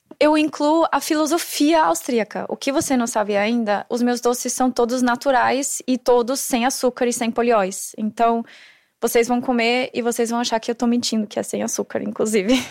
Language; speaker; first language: Portuguese; non-native, fluent; German